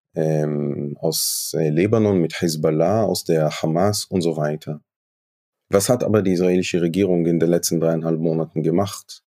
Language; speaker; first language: German; non-native, fluent; Hebrew